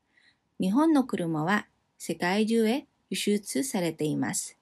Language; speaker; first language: Japanese; non-native, fluent; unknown